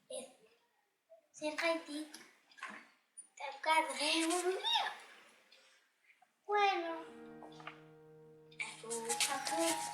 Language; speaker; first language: Basque; non-native, local second language; Spanish